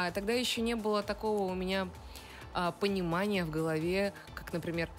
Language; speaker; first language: Russian; native; Russian